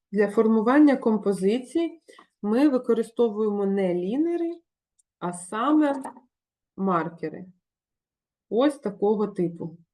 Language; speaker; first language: Ukrainian; non-native, local second language; Russian